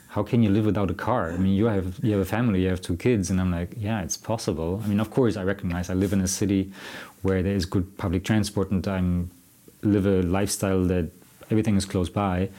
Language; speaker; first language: English; non-native, fluent; German